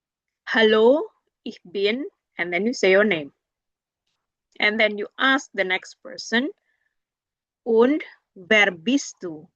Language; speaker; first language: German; non-native, fluent; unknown